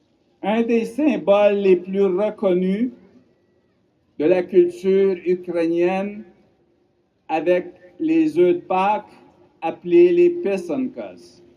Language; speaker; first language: French; non-native, local second language; Ukrainian